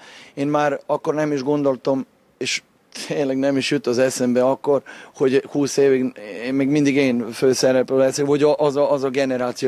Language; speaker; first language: Hungarian; non-native, fluent; Serbian